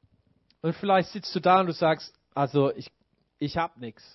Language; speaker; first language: German; non-native, fluent; English